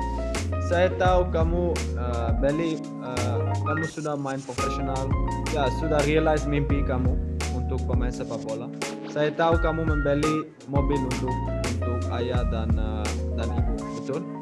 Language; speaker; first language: Indonesian; non-native, learner; Dutch